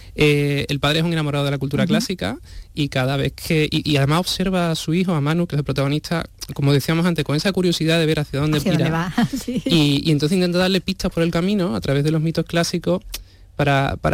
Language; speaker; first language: Spanish; native; Spanish